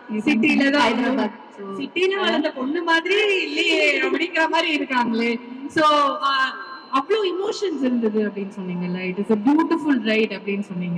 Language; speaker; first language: Tamil; native; Tamil